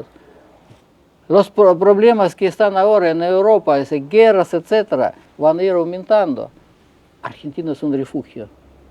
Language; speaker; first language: Spanish; non-native, fluent; Russian